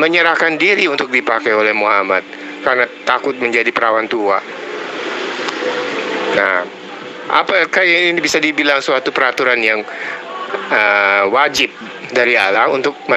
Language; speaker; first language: Indonesian; native; Indonesian